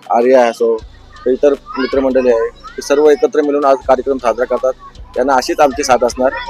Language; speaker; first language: Marathi; non-native, local second language; Lambadi